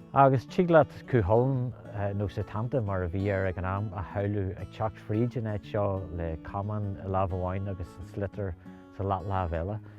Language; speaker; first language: Irish; native; Irish